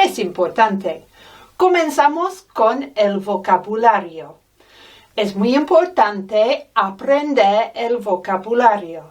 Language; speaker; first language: Spanish; non-native, fluent; English